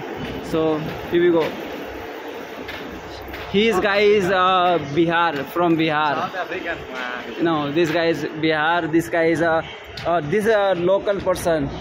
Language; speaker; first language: English; non-native, learner; Nepali